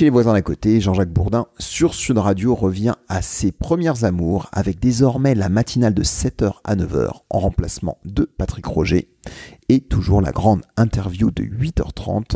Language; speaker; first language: French; native; French